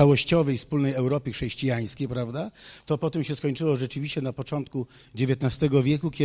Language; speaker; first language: Polish; native; Polish